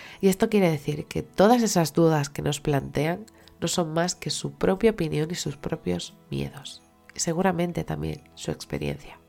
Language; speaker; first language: Spanish; native; Spanish